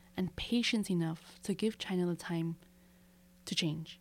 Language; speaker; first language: English; native; English